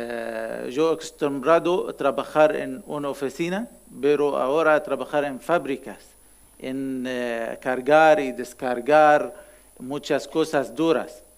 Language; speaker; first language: Spanish; non-native, learner; Arabic